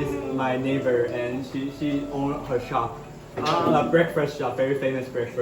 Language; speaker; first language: English; non-native, learner; Chinese